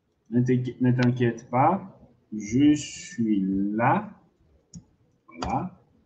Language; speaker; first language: French; non-native, fluent; Portuguese